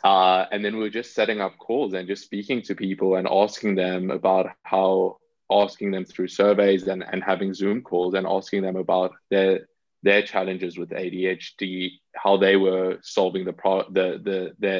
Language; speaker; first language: English; native; English